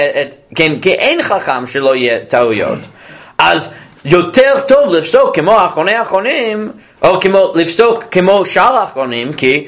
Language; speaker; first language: Hebrew; non-native, fluent; English